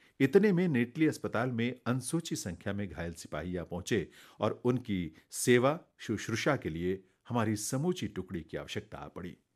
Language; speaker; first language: Hindi; native; Hindi